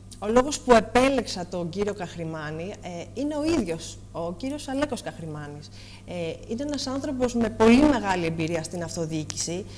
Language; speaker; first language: Greek; native; Greek